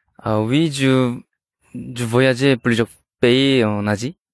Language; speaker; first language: French; non-native, learner; Korean